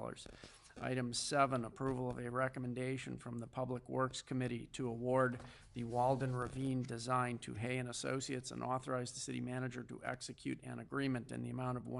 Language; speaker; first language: English; native; English